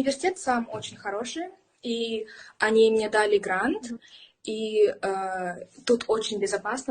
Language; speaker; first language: Russian; early bilingual, heritage; English